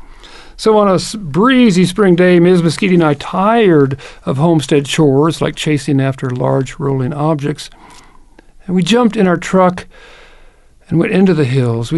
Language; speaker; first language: English; native; English